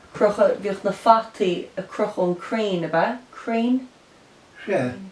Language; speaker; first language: Irish; native; Irish